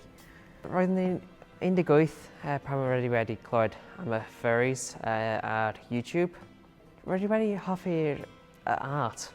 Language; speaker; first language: Welsh; non-native, local second language; English